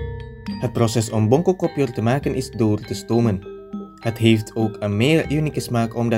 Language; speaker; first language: Dutch; non-native, fluent; Indonesian